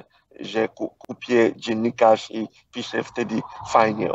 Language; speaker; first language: Polish; non-native, fluent; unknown